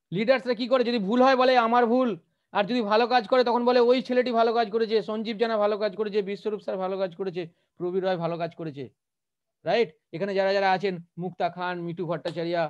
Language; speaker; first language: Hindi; non-native, local second language; Bangla